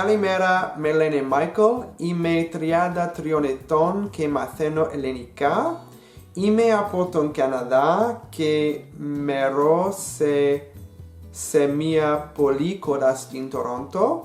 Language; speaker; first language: Greek; non-native, learner; English